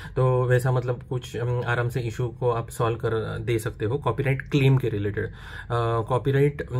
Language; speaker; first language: Hindi; non-native, local second language; Marathi